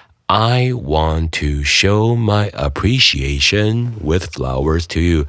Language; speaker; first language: English; non-native, fluent; Chinese